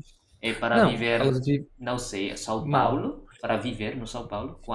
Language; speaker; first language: Portuguese; non-native, fluent; Indonesian